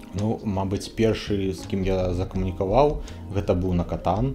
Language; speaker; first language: Belarusian; non-native, local second language; Russian